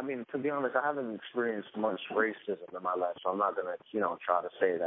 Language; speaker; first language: English; native; English